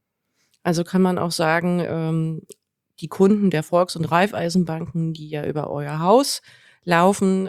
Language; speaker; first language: German; native; German